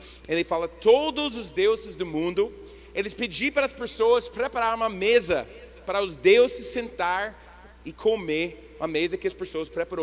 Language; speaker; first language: Portuguese; non-native, learner; English